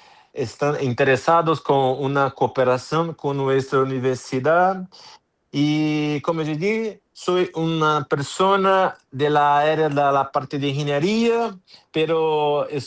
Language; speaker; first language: Spanish; non-native, fluent; Portuguese